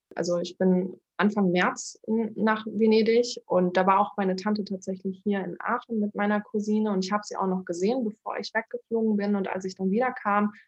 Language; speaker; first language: German; early bilingual, other home language; Turkish